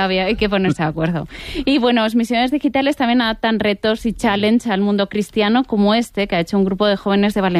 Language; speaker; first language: Spanish; native; Spanish